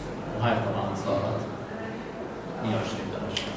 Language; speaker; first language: Arabic; native; Arabic